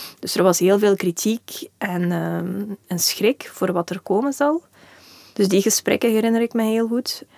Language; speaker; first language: Dutch; early bilingual, other home language; Russian